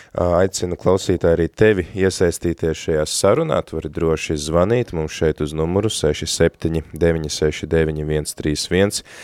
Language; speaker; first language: Latvian; native; Latvian